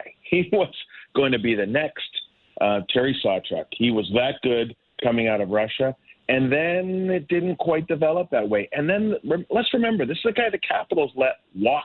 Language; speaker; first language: English; native; English